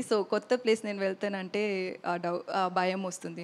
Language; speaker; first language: Telugu; non-native, learner; Tamil